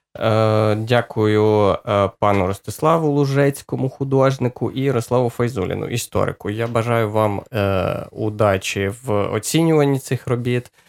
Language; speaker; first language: Ukrainian; native; Ukrainian